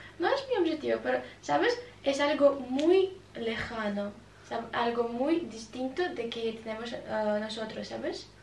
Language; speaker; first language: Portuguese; non-native, learner; Russian